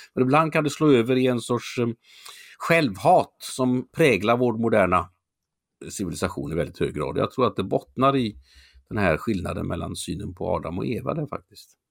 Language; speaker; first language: Swedish; native; Swedish